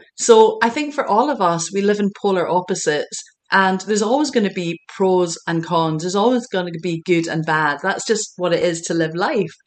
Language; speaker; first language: English; native; English